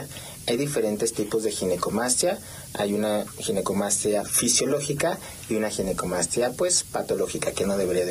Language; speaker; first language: Spanish; native; Spanish